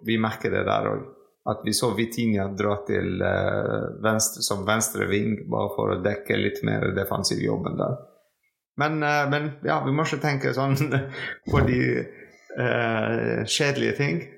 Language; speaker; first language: Norwegian; non-native, fluent; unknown